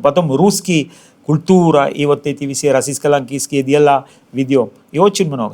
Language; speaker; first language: Russian; non-native, fluent; Sinhala